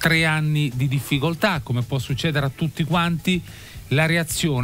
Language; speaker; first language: Italian; native; Italian